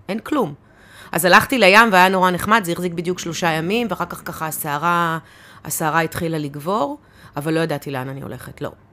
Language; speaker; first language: Hebrew; native; Hebrew